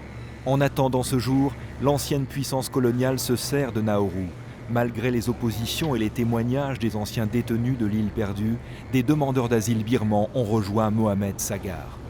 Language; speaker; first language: French; native; French